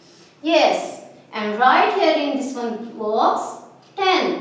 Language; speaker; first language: English; non-native, local second language; Urdu